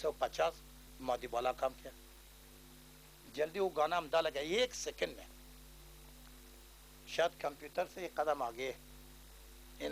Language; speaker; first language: Hindi; non-native, learner; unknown